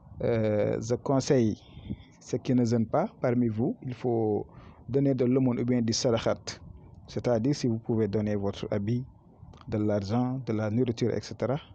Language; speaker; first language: French; non-native, local second language; Wolof